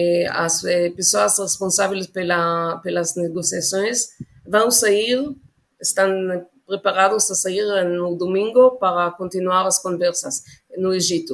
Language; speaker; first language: Portuguese; non-native, fluent; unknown